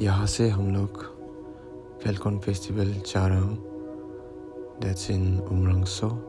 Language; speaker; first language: Hindi; non-native, local second language; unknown